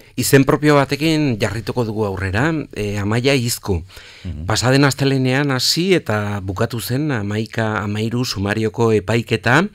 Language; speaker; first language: Basque; native; Basque